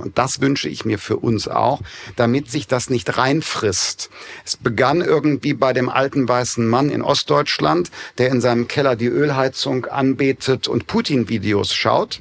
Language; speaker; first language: German; native; German